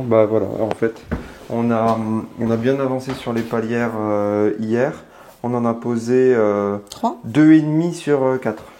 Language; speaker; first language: French; native; French